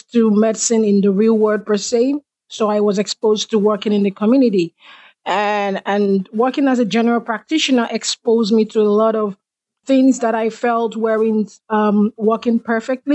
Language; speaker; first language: English; non-native, local second language; Igbo